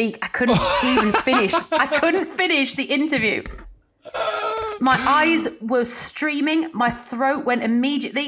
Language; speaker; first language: English; native; English